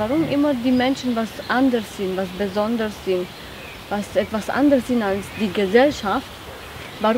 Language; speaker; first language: German; non-native, fluent; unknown